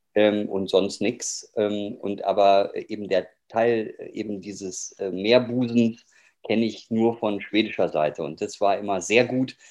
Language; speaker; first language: German; native; German